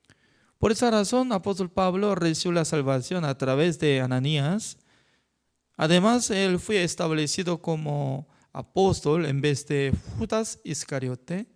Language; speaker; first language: Spanish; non-native, fluent; Korean